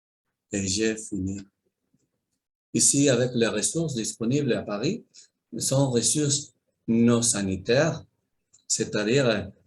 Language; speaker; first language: French; non-native, learner; Spanish